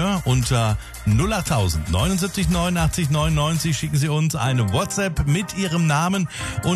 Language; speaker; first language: German; native; German